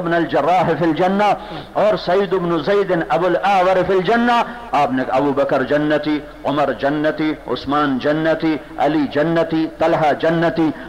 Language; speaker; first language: Urdu; non-native, local second language; Punjabi